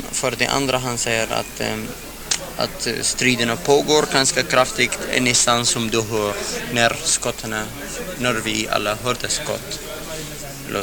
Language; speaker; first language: Swedish; non-native, fluent; Arabic